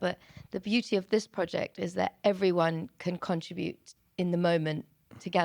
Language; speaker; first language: English; native; English